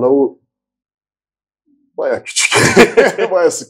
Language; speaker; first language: Turkish; non-native, fluent; French